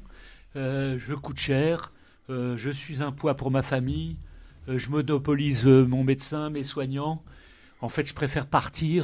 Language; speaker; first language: French; native; French